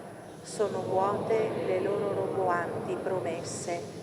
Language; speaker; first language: Italian; native; Italian